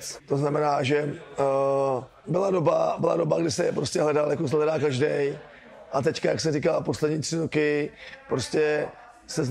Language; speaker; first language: Czech; native; Czech